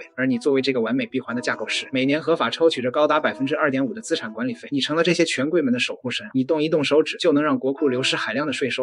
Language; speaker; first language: Chinese; native; Chinese